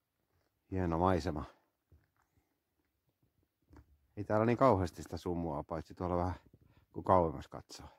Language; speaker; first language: Finnish; native; Finnish